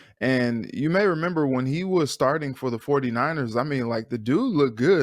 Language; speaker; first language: English; native; English